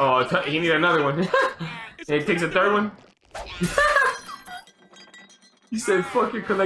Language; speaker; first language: English; native; English